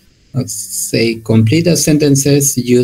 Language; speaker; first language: English; non-native, learner; Spanish